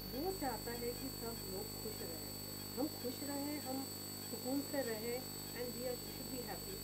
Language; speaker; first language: Hindi; non-native, local second language; Bangla